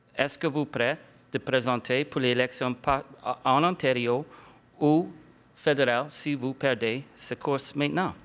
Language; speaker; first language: French; non-native, local second language; English